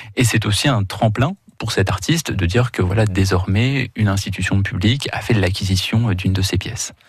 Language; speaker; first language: French; native; French